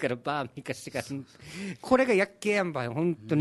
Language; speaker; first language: Japanese; native; Japanese